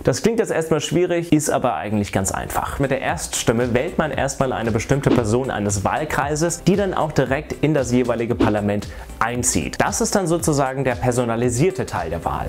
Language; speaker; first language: German; native; German